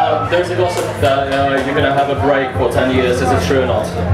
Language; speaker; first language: English; non-native, fluent; Russian